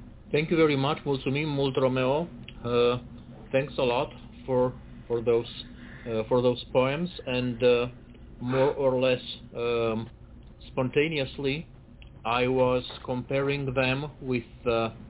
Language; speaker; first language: English; non-native, fluent; Romanian